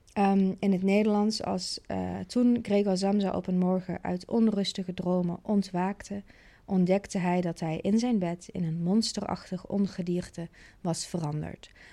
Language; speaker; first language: Dutch; native; Dutch